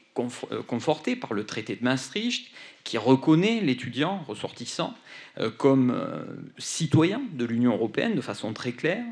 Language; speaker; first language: French; native; French